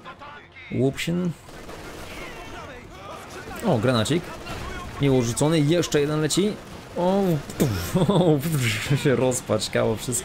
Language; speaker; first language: Polish; native; Polish